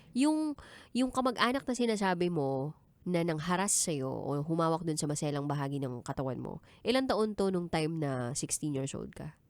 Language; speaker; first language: Filipino; native; Filipino